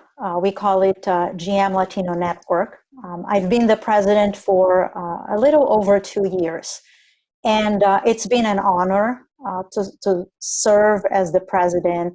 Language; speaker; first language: English; non-native, fluent; Spanish